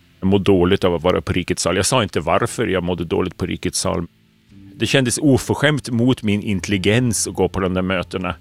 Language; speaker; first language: Swedish; native; Swedish